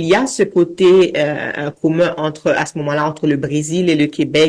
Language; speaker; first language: French; native; French